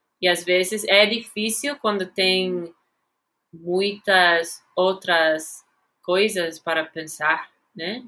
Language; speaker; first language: Portuguese; non-native, fluent; English